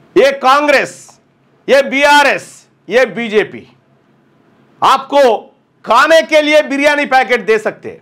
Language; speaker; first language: Hindi; non-native, local second language; Telugu